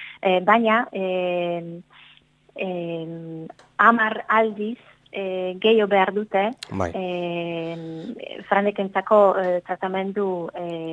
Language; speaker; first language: Basque; non-native, learner; Polish